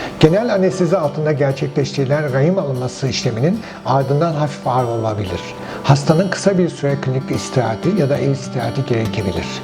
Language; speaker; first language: Turkish; native; Turkish